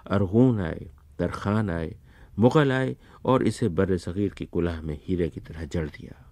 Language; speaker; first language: Urdu; native; Urdu